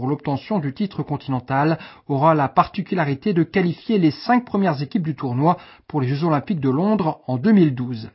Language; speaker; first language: French; native; French